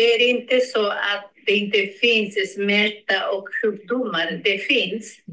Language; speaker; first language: Swedish; non-native, learner; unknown